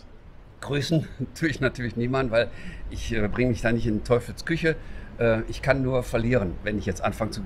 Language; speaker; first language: German; native; German